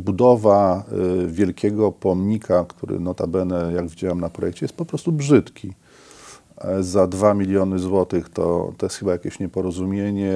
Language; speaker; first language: Polish; native; Polish